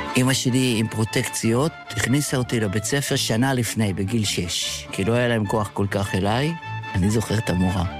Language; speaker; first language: Hebrew; early bilingual, other home language; Yiddish